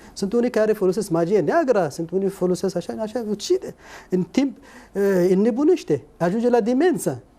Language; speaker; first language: Romanian; non-native, fluent; Arabic